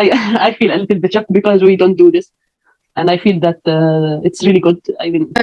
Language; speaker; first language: English; non-native, fluent; Arabic